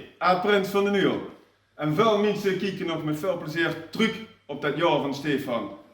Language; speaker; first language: Dutch; native; Dutch